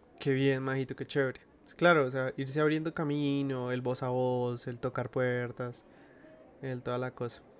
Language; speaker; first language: Spanish; native; Spanish